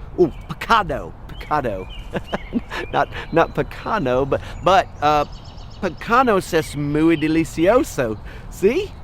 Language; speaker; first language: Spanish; non-native, learner; English